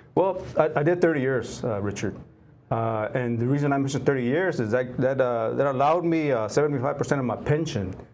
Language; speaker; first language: English; native; English